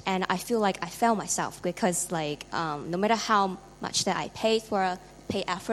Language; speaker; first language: English; non-native, local second language; Cantonese